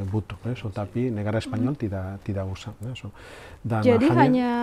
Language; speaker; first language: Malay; non-native, learner; Spanish